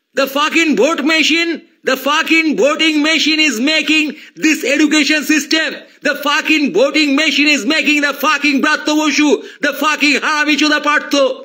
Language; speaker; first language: English; non-native, local second language; Bangla